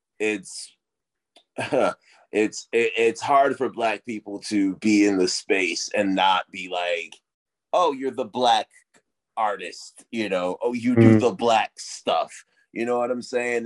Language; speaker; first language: English; native; English